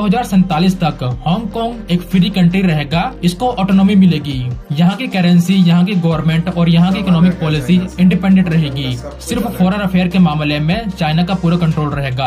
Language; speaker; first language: Hindi; native; Hindi